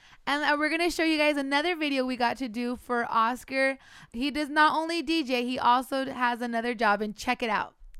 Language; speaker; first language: English; native; English